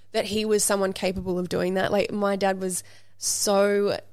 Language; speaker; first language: English; native; English